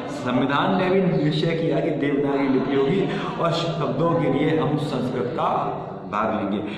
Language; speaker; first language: Hindi; native; Hindi